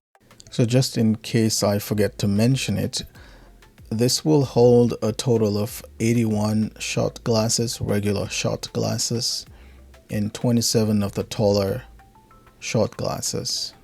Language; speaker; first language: English; native; English